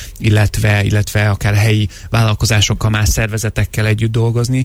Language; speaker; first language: Hungarian; native; Hungarian